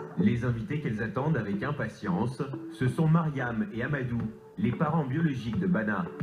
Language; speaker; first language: French; native; French